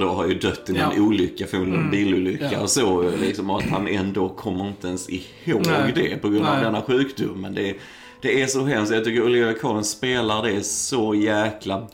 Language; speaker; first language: Swedish; native; Swedish